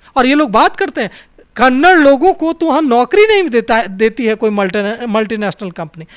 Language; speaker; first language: Hindi; native; Hindi